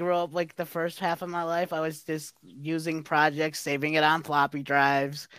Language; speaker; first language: English; native; English